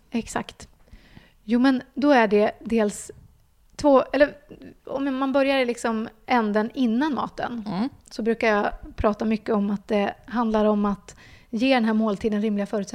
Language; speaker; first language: Swedish; native; Swedish